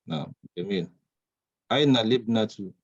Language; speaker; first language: Arabic; non-native, fluent; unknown